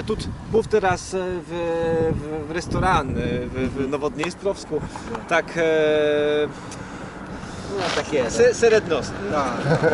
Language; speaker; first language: Polish; non-native, learner; Ukrainian